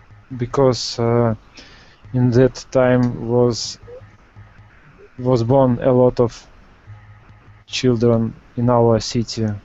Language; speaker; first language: English; non-native, learner; Russian